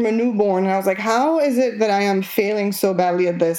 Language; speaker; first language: English; non-native, fluent; Spanish